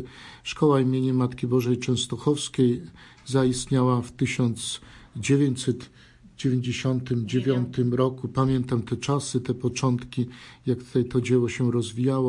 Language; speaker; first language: Polish; native; Polish